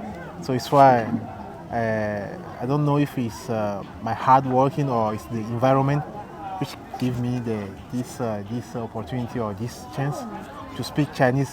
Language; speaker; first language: English; non-native, fluent; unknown